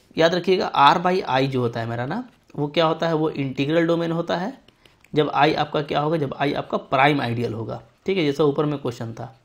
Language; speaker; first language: Hindi; native; Hindi